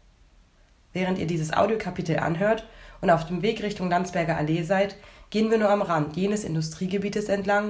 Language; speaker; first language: German; native; German